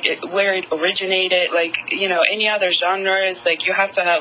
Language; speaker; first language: English; non-native, fluent; Russian